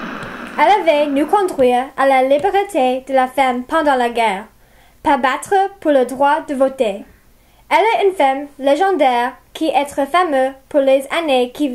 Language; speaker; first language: French; non-native, learner; English